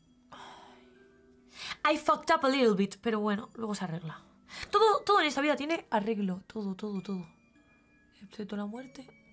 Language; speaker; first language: Spanish; native; Spanish